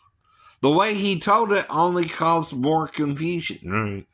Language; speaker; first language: English; native; English